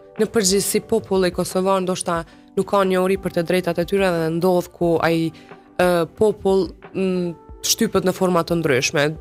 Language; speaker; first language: Albanian; non-native, local second language; Romany